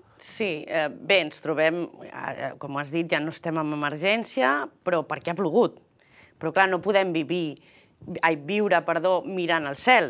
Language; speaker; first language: Catalan; early bilingual, other home language; Spanish